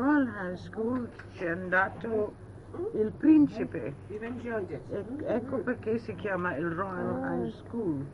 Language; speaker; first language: Italian; early bilingual, heritage; Italian